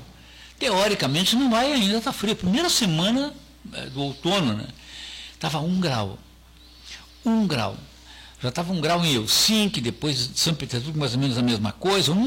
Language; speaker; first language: Portuguese; native; Portuguese